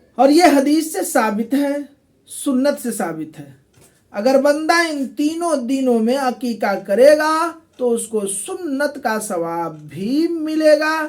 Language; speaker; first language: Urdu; native; Urdu